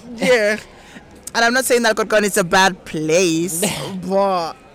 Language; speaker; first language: English; non-native, local second language; Spanish